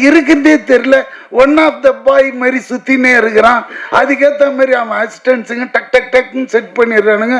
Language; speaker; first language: Tamil; native; Tamil